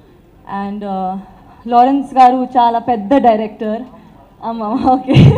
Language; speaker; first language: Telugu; non-native, learner; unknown